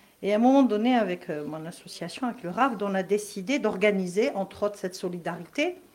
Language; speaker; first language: French; non-native, local second language; Kabyle